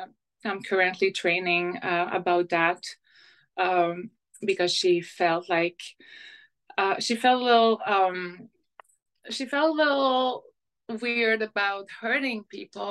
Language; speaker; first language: English; non-native, fluent; French